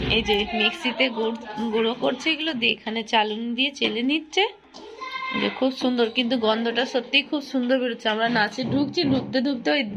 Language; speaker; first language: Bangla; native; Bangla